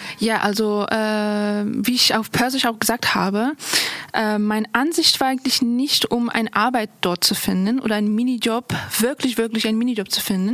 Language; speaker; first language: German; non-native, local second language; Persian